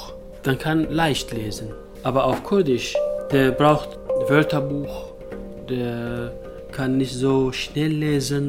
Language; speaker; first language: German; non-native, local second language; Kurdish